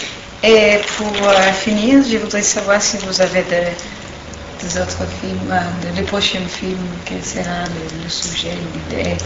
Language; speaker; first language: French; non-native, fluent; Italian